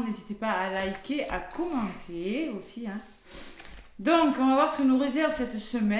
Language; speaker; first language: French; native; French